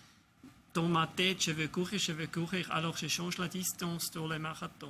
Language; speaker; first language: French; non-native, local second language; German